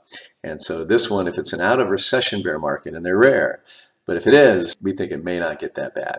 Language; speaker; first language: English; native; English